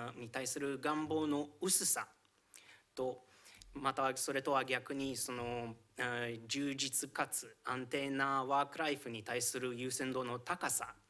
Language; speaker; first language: Japanese; non-native, fluent; Romanian